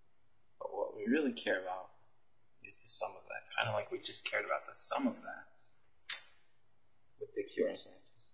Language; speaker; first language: English; native; English